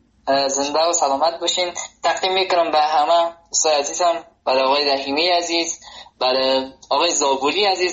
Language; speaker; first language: Persian; native; Persian